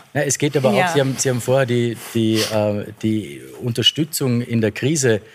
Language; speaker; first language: German; native; German